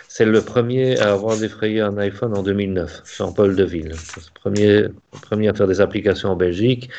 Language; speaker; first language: French; native; French